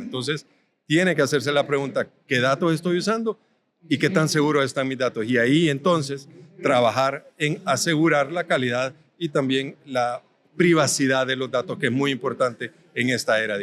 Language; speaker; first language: Spanish; native; Spanish